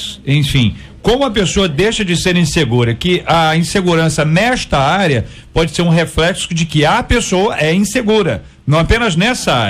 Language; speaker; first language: Portuguese; native; Portuguese